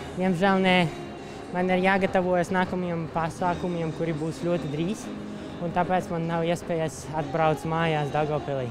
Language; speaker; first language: Latvian; non-native, local second language; Russian